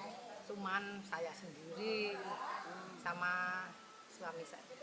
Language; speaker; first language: Indonesian; non-native, local second language; Javanese